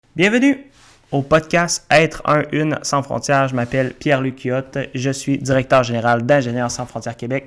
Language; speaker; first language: French; native; French